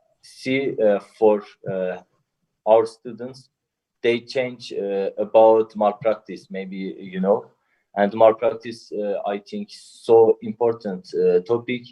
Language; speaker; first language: English; non-native, learner; Turkish